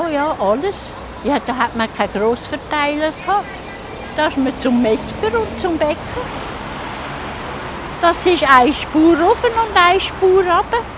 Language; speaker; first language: German; native; German